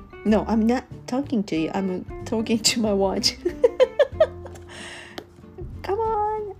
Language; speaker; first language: English; non-native, learner; Japanese